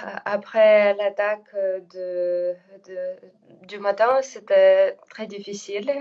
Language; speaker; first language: French; non-native, fluent; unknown